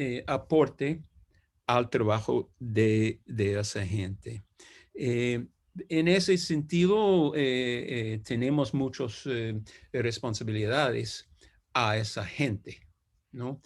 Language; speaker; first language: Spanish; non-native, fluent; English